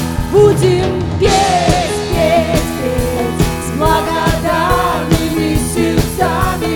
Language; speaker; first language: Russian; native; Russian